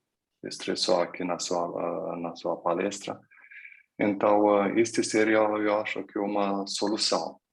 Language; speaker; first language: Portuguese; non-native, fluent; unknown